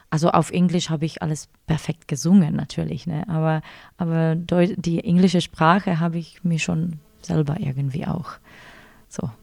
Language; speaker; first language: German; non-native, fluent; Czech